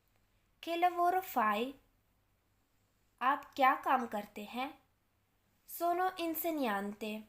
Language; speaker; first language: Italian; non-native, fluent; Urdu